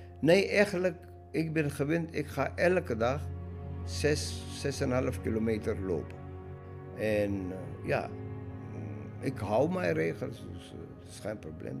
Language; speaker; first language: Dutch; non-native, learner; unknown